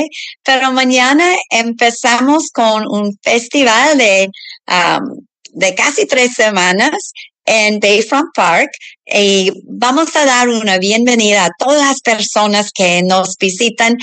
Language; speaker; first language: Spanish; early bilingual, other home language; English